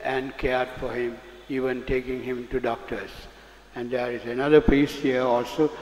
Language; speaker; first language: English; non-native, local second language; Sinhala